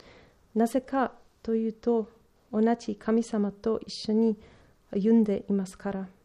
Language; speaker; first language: Japanese; non-native, learner; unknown